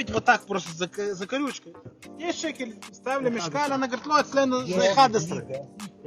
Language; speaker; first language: Russian; native; Russian